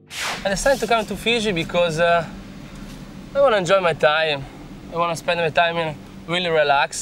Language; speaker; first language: English; non-native, learner; Italian